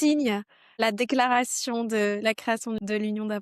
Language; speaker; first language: French; native; French